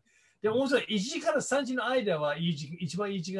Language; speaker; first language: Japanese; non-native, fluent; English